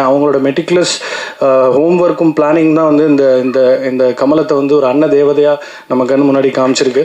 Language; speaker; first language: Tamil; native; Tamil